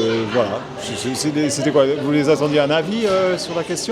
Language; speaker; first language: French; native; French